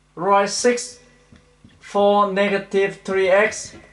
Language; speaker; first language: English; non-native, learner; Vietnamese